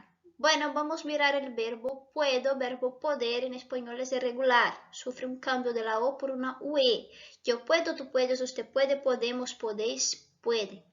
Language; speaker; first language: Spanish; non-native, fluent; Portuguese